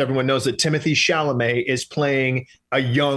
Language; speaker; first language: English; native; English